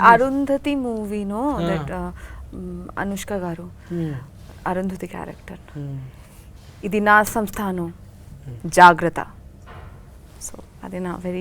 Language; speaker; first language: Telugu; non-native, learner; Bangla